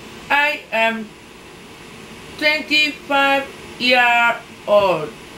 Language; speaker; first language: English; non-native, learner; Japanese